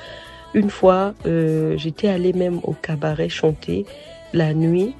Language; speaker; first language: French; non-native, local second language; Sango